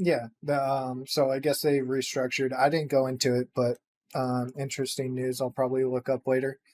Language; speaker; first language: English; native; English